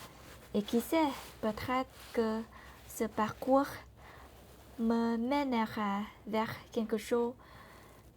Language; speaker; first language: French; non-native, learner; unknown